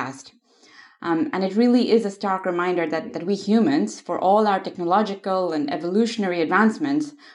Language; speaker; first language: English; non-native, local second language; Odia